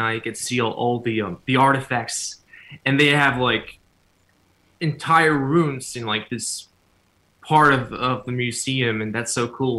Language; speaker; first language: English; non-native, fluent; Spanish